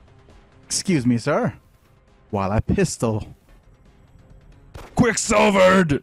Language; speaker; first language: English; native; English